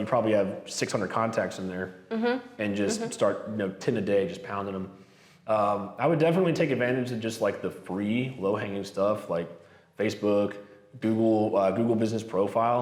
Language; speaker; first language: English; native; English